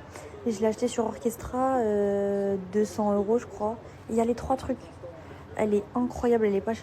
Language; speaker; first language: French; native; French